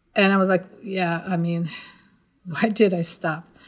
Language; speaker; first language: English; non-native, fluent; Russian